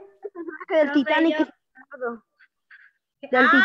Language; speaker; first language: Spanish; native; Spanish